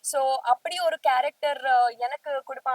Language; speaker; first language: Tamil; non-native, learner; Telugu